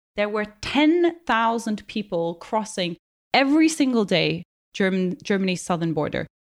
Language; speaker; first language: English; non-native, local second language; German